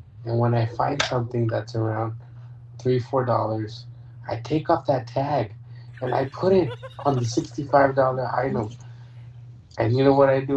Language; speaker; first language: English; early bilingual, other home language; Spanish